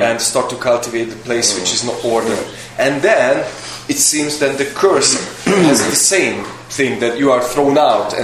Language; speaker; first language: English; non-native, fluent; Hungarian